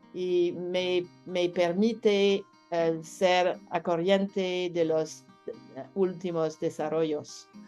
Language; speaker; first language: Spanish; non-native, learner; French